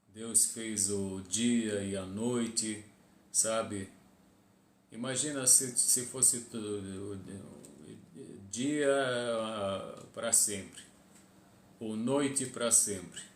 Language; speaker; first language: Portuguese; non-native, fluent; Arabic